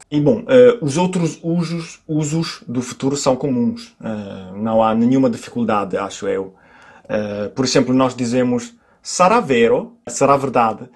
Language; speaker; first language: Portuguese; non-native, fluent; Italian